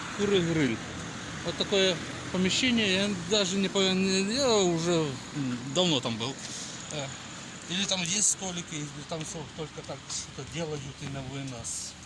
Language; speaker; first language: Russian; non-native, local second language; Ukrainian